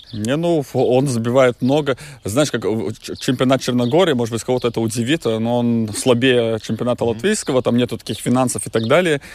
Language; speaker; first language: Russian; non-native, local second language; Latvian